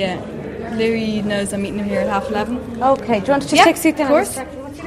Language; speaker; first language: English; native; English